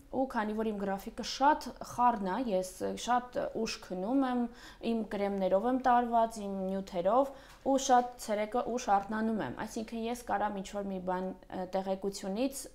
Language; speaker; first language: Armenian; early bilingual, other home language; Russian